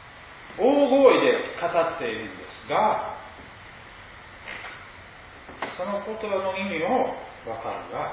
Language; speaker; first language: Japanese; non-native, fluent; English